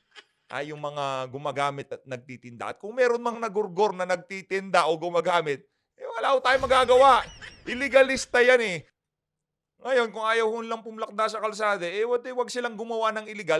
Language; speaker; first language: Filipino; native; Filipino